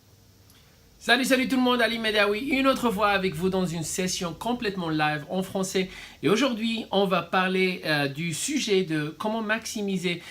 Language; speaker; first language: French; non-native, fluent; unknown